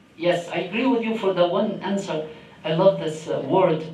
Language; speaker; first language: English; non-native, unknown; Arabic